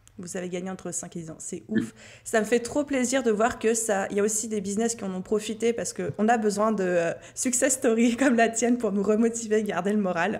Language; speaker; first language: French; native; French